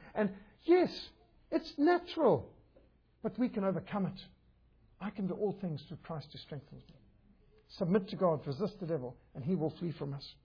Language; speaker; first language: English; native; English